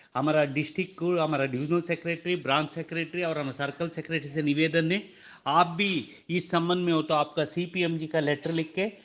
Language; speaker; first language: Hindi; non-native, local second language; Kannada